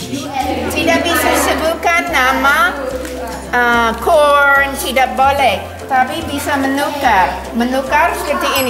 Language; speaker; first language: Indonesian; non-native, learner; English